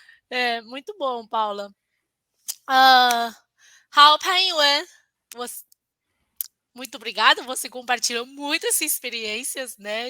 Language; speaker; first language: Portuguese; non-native, fluent; Chinese